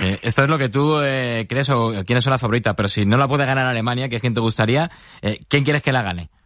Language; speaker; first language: Spanish; native; Spanish